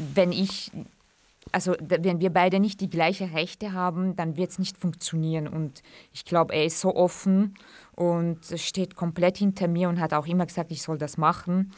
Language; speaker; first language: German; non-native, fluent; Kurdish